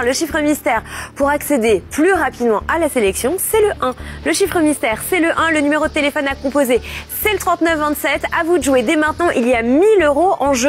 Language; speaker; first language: French; native; French